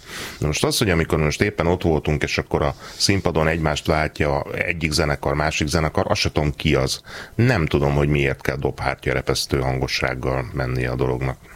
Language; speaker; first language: Hungarian; native; Hungarian